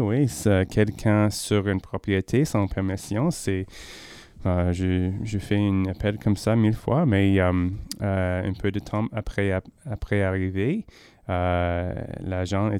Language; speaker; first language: French; non-native, learner; English